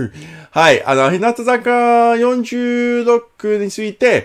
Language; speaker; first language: Japanese; non-native, learner; English